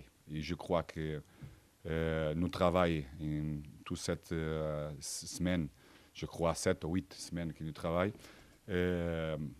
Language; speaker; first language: French; non-native, fluent; Portuguese